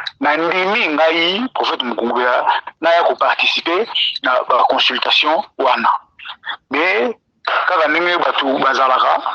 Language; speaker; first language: Lingala; non-native, local second language; Kongo